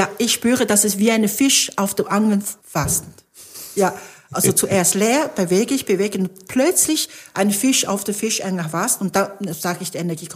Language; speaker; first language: German; non-native, fluent; Chinese